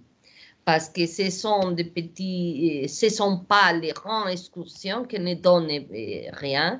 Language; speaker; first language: French; non-native, learner; Portuguese